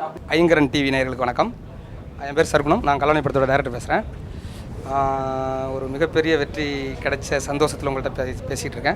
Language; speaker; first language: Tamil; native; Tamil